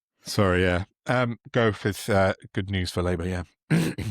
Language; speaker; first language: English; native; English